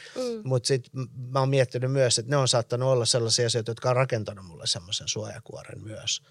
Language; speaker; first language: Finnish; early bilingual, other home language; Persian